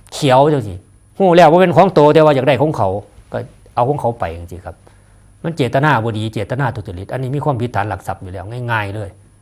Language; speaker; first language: Thai; native; Thai